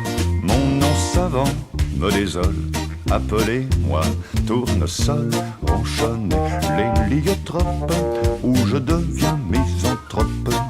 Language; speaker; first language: French; native; French